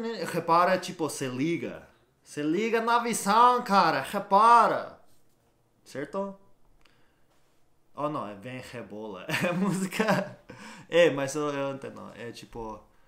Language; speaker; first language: Portuguese; non-native, fluent; English